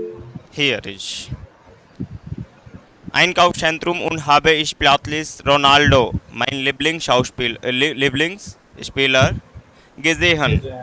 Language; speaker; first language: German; non-native, fluent; Hindi